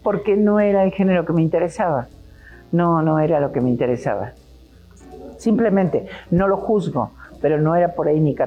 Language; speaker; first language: Spanish; native; Spanish